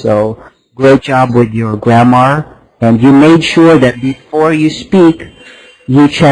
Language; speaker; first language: English; non-native, fluent; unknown